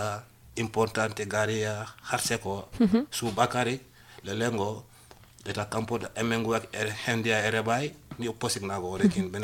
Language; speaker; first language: Basque; non-native, learner; Wolof